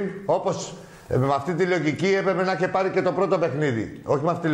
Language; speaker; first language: Greek; native; Greek